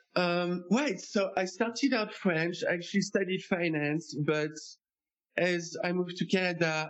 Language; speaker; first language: English; non-native, fluent; French